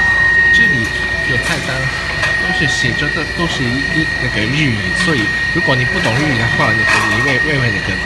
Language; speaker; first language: Chinese; non-native, fluent; Japanese